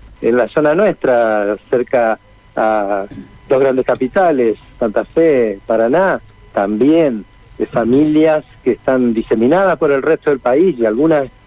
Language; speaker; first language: Spanish; native; Spanish